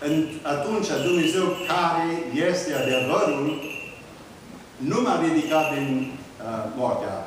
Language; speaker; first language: Romanian; early bilingual, heritage; Romanian